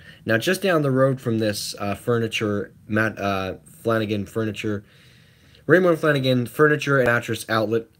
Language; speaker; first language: English; native; English